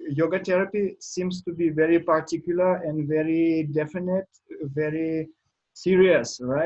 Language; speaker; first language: English; non-native, learner; Russian